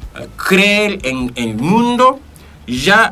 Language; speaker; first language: Spanish; non-native, fluent; Japanese